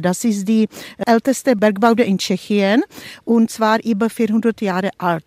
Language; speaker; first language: German; non-native, fluent; Czech